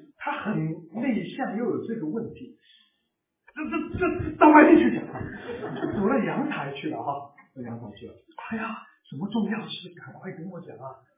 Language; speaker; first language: Chinese; non-native, local second language; Cantonese